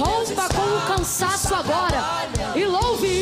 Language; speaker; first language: Portuguese; native; Portuguese